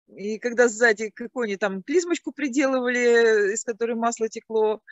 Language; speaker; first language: Russian; native; Russian